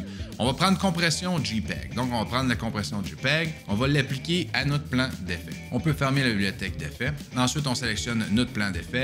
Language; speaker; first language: French; native; French